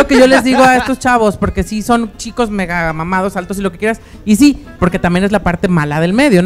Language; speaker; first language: Spanish; native; Spanish